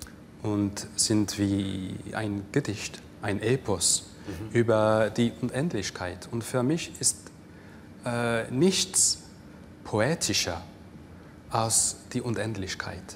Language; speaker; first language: German; non-native, fluent; English